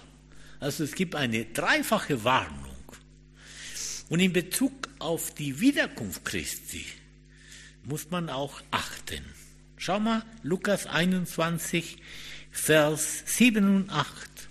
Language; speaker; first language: German; non-native, fluent; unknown